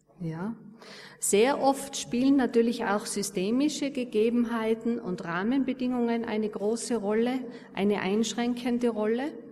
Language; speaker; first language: German; native; German